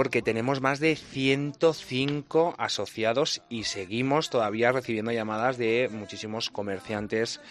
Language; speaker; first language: Spanish; native; Spanish